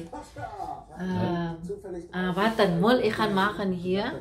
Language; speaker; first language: German; non-native, learner; Filipino